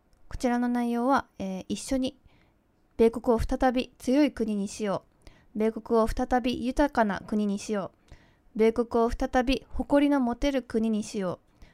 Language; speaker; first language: Japanese; early bilingual, heritage; Japanese